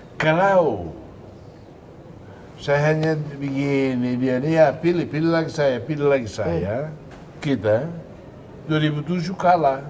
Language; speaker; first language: Indonesian; non-native, fluent; Tetum